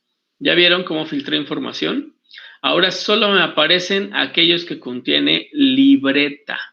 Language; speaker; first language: Spanish; native; Spanish